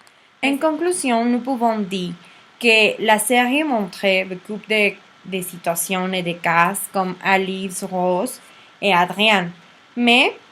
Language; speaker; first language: French; non-native, learner; Spanish